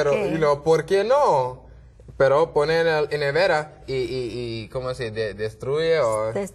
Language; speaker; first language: Spanish; non-native, learner; English